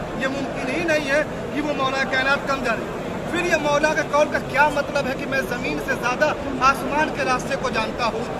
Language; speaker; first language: Urdu; native; Urdu